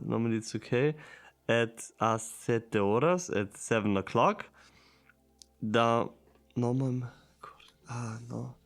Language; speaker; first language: English; non-native, fluent; German